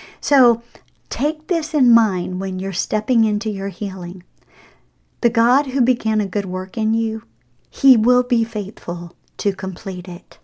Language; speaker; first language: English; native; English